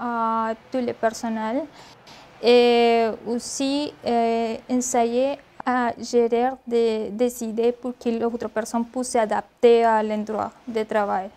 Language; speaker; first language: French; non-native, learner; Spanish